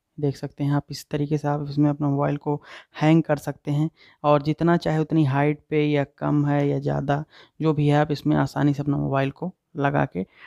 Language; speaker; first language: Hindi; native; Hindi